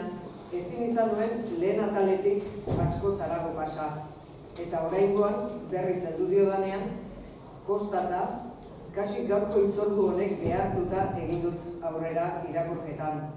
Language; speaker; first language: Basque; native; Basque